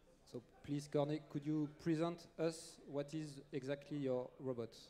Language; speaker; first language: English; non-native, fluent; French